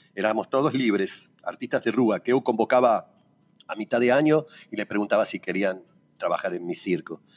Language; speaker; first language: Spanish; native; Spanish